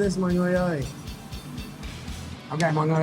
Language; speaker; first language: Vietnamese; non-native, fluent; English